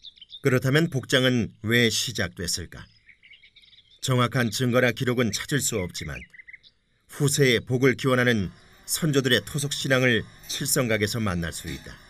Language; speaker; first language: Korean; native; Korean